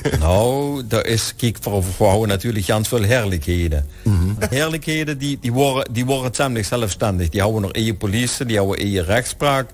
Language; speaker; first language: Dutch; non-native, local second language; Limburgish